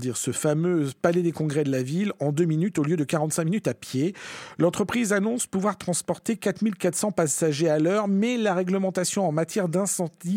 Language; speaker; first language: French; native; French